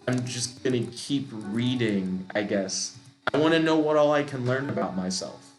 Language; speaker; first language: English; native; English